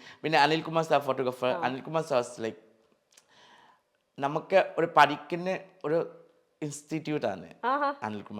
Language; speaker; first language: Malayalam; non-native, fluent; Assamese